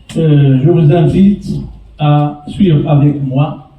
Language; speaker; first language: French; non-native, local second language; Arabic